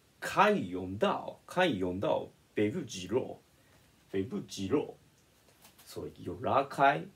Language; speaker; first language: Chinese; non-native, learner; Japanese